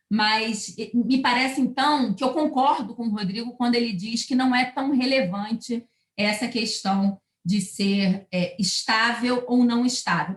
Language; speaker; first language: Portuguese; native; Portuguese